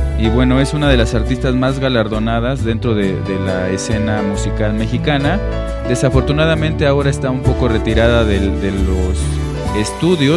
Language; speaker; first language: Spanish; native; Spanish